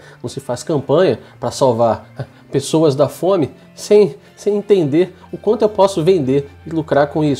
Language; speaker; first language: Portuguese; native; Portuguese